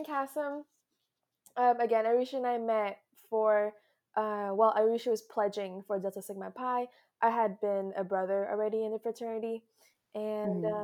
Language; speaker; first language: English; early bilingual, other home language; French